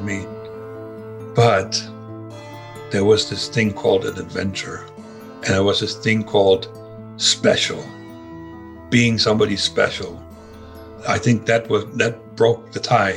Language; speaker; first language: English; non-native, fluent; German